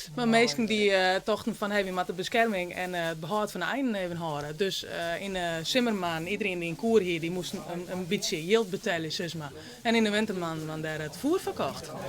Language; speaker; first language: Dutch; non-native, local second language; Western Frisian